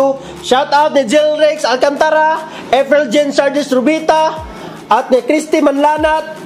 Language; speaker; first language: Filipino; non-native, local second language; Cebuano